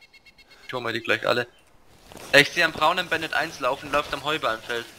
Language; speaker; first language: German; native; German